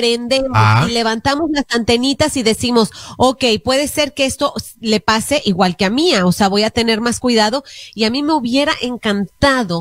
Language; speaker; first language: Spanish; native; Spanish